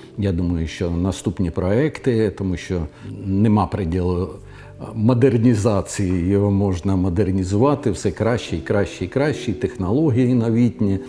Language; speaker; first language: Ukrainian; non-native, local second language; Russian